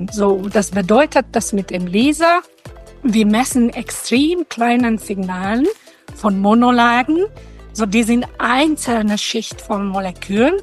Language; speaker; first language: German; non-native, fluent; Hungarian